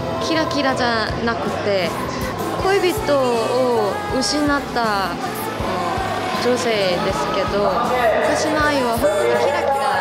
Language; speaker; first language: Japanese; non-native, learner; Korean